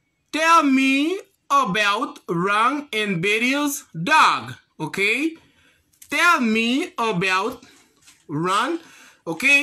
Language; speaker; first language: English; non-native, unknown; Haitian Creole